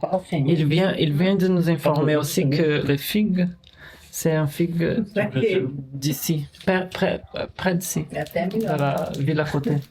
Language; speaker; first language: French; non-native, fluent; Portuguese